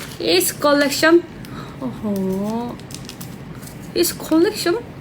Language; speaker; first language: English; non-native, learner; Thai